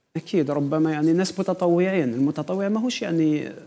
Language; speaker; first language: Arabic; non-native, local second language; Kabyle